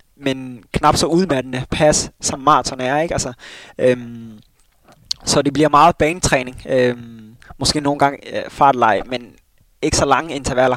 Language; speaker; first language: Danish; early bilingual, other home language; Somali